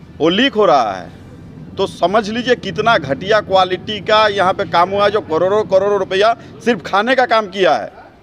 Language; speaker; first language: Hindi; native; Hindi